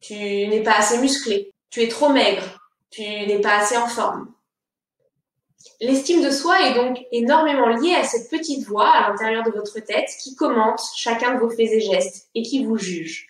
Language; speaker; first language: French; native; French